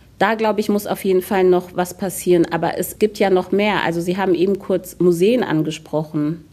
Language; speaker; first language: German; early bilingual, other home language; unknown